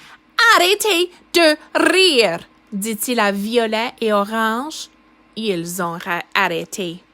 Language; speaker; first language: French; non-native, fluent; English